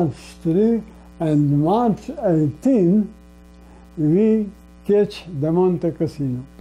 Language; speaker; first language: English; non-native, learner; Polish